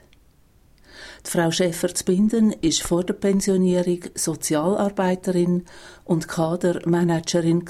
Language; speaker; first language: German; native; German